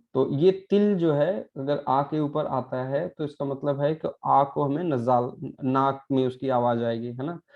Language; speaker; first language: Hindi; native; Hindi